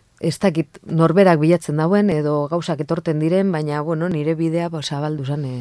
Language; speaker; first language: Basque; non-native, local second language; Spanish